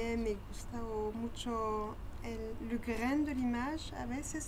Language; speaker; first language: Spanish; non-native, learner; French